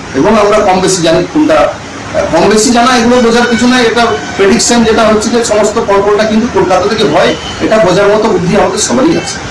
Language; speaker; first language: Bangla; non-native, local second language; Santali